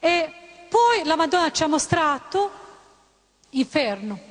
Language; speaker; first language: Italian; non-native, fluent; Croatian